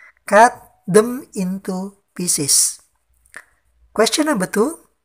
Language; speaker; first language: English; non-native, fluent; Indonesian